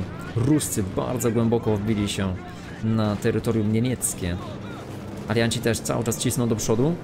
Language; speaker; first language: Polish; native; Polish